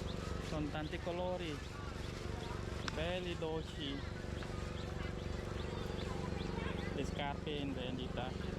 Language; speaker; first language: Italian; non-native, fluent; Vietnamese